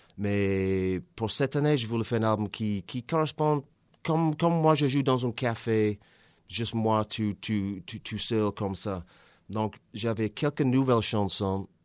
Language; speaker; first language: French; non-native, fluent; English